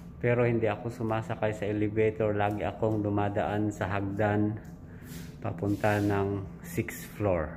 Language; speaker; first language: Filipino; native; Filipino